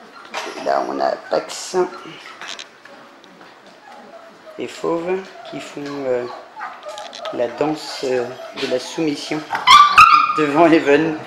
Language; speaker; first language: French; native; French